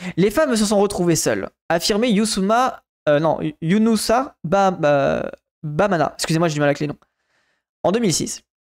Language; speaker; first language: French; native; French